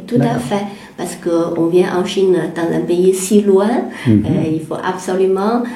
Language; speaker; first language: French; non-native, fluent; Chinese